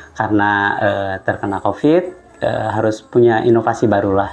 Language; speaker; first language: Indonesian; native; Indonesian